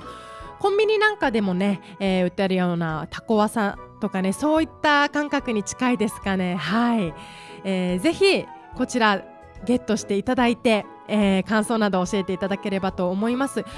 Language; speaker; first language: Japanese; native; Japanese